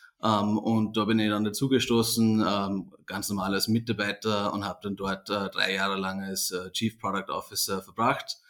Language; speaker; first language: German; native; German